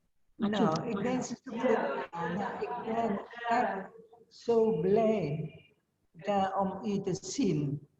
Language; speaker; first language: Dutch; non-native, learner; Indonesian